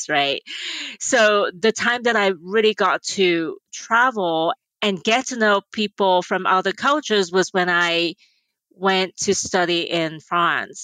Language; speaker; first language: English; non-native, local second language; Cantonese